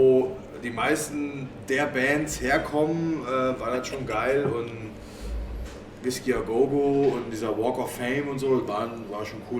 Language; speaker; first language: German; native; German